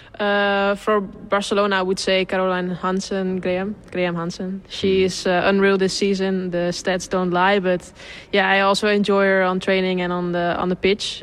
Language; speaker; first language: English; non-native, fluent; Dutch